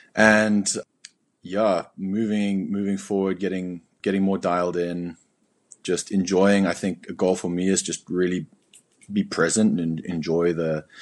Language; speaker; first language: English; native; English